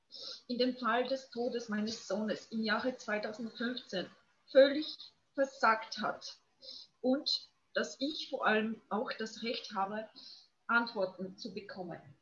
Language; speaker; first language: German; non-native, fluent; Polish